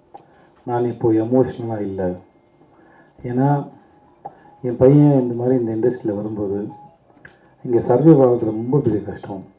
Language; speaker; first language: Tamil; native; Tamil